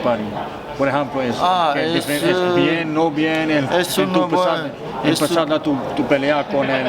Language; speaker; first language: Spanish; non-native, learner; English